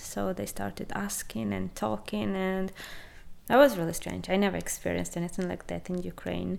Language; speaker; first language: English; non-native, fluent; Ukrainian